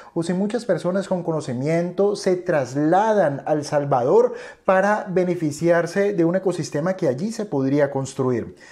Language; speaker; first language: Spanish; native; Spanish